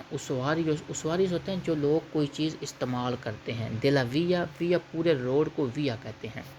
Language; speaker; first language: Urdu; non-native, local second language; Punjabi